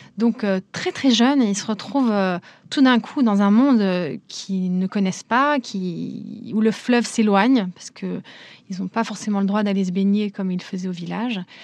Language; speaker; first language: French; native; French